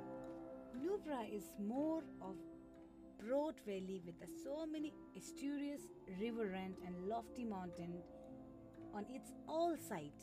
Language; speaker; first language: English; non-native, local second language; Ladakhi